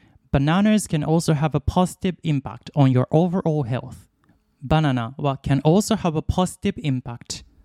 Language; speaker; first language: English; non-native, fluent; Japanese